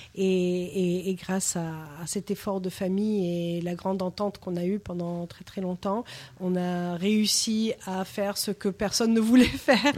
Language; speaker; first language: French; non-native, fluent; English